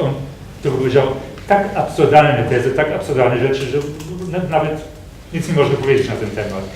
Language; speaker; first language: Polish; non-native, fluent; German